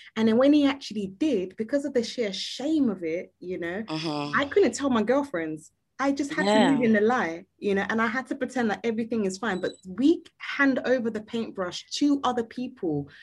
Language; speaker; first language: English; native; English